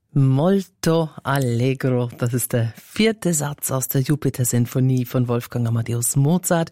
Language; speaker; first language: German; native; German